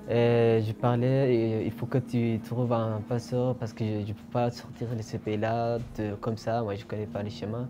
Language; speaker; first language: French; non-native, fluent; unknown